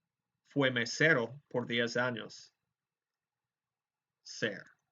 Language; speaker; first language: Spanish; non-native, fluent; English